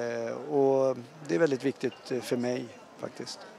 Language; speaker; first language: Swedish; early bilingual, other home language; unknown